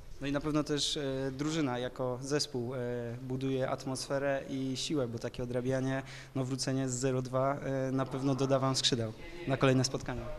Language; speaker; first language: Polish; native; Polish